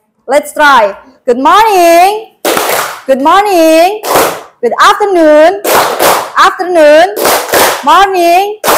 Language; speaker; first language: English; non-native, learner; Indonesian